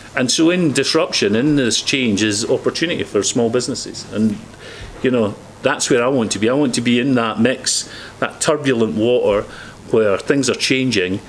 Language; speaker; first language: English; native; English